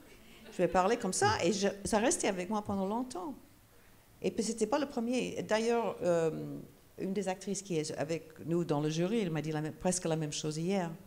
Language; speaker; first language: French; non-native, fluent; English